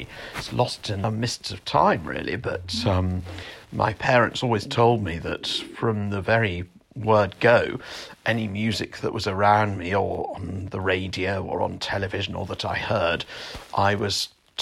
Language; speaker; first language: English; native; English